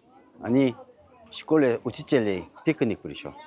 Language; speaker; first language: Russian; non-native, learner; Korean